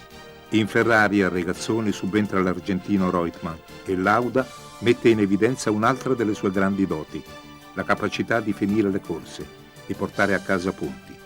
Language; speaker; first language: Italian; native; Italian